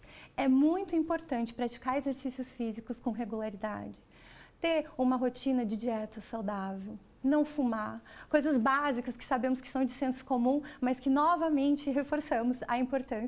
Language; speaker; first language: Portuguese; native; Portuguese